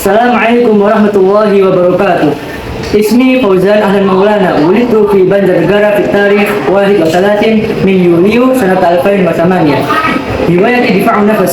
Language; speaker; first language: Arabic; non-native, fluent; Indonesian